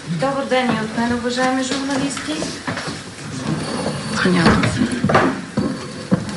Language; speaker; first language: Bulgarian; native; Bulgarian